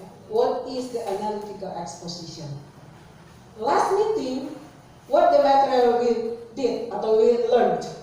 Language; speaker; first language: English; non-native, fluent; Indonesian